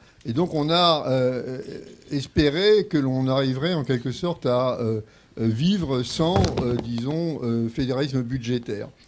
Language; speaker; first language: French; native; French